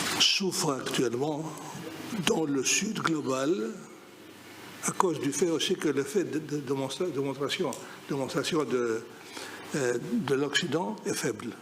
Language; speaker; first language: French; non-native, fluent; Greek